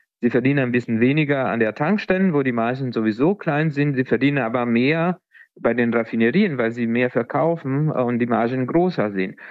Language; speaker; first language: German; non-native, fluent; Italian